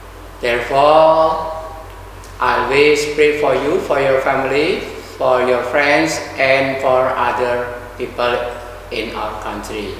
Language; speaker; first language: English; non-native, fluent; Indonesian